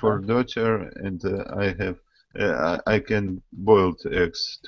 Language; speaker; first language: English; non-native, learner; Russian